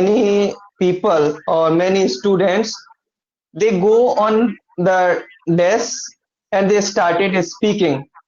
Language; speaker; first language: English; non-native, learner; Hindi